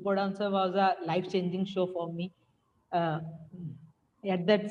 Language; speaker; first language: English; non-native, local second language; Hindi